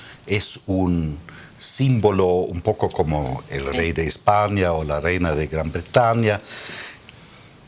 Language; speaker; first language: Spanish; non-native, fluent; German